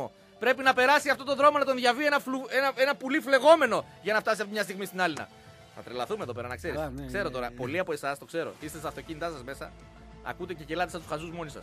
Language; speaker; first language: Greek; native; Greek